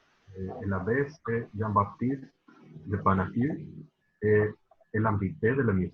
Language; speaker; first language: French; non-native, learner; Spanish